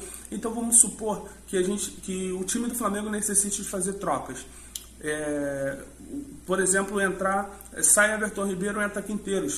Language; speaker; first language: Portuguese; native; Portuguese